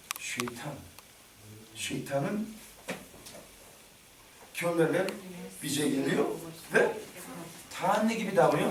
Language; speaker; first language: Turkish; non-native, learner; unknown